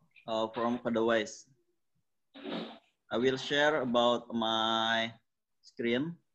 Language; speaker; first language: English; non-native, learner; Indonesian